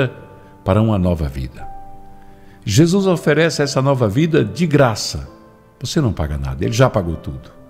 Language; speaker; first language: Portuguese; native; Portuguese